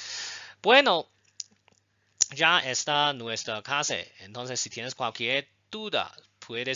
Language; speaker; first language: Spanish; non-native, fluent; Chinese